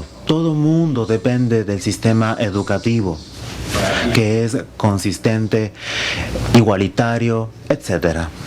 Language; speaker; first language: Spanish; non-native, fluent; Finnish